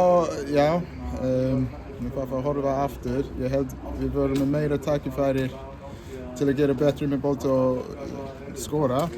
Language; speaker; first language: Icelandic; non-native, learner; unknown